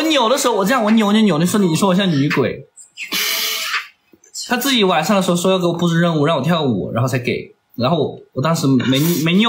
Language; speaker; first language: Chinese; native; Chinese